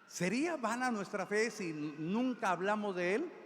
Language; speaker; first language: Spanish; native; Spanish